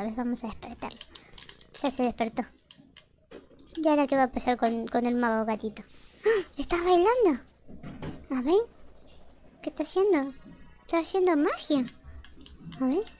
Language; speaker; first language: Spanish; native; Spanish